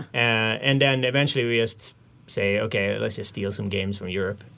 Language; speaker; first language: English; non-native, fluent; Swedish